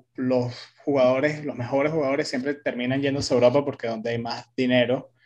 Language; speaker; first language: Spanish; early bilingual, heritage; Spanish